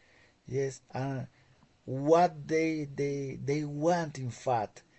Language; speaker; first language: English; non-native, fluent; Spanish